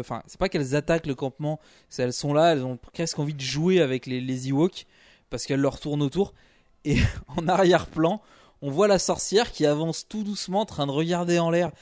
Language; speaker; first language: French; native; French